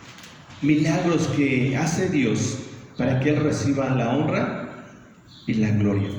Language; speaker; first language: Spanish; native; Spanish